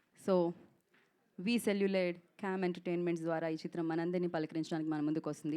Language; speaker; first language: Telugu; native; Telugu